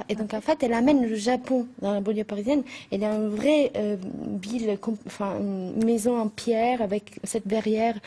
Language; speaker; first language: French; non-native, fluent; Italian